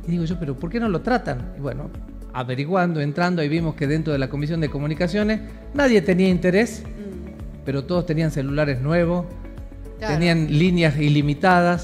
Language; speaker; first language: Spanish; native; Spanish